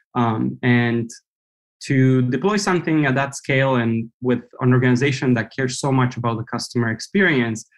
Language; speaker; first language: English; non-native, fluent; Romanian